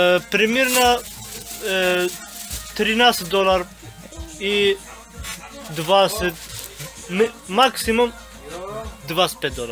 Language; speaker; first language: Russian; non-native, learner; Turkish